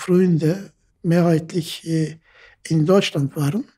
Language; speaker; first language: German; non-native, fluent; Turkish